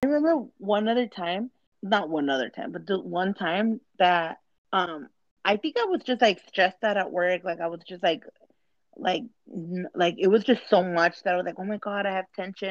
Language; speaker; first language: English; early bilingual, other home language; Spanish